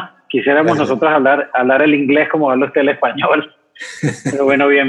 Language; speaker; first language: Spanish; native; Spanish